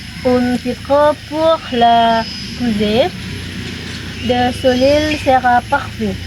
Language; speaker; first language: French; non-native, learner; Indonesian